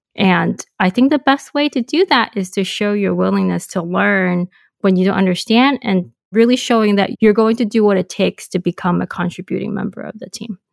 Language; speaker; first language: English; non-native, local second language; Cantonese